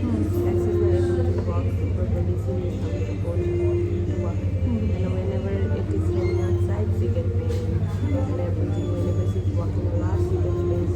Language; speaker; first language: English; non-native, learner; Tibetan